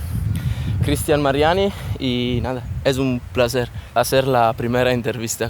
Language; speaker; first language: Spanish; non-native, learner; Italian